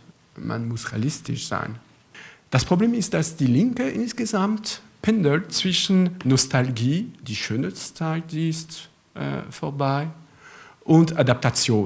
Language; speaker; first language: German; non-native, fluent; French